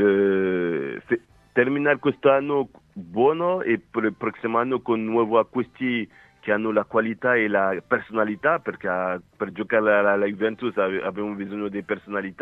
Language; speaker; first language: Italian; non-native, fluent; French